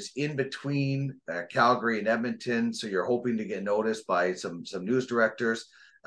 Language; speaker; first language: English; native; English